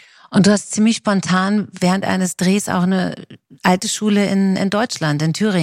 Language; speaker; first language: German; native; German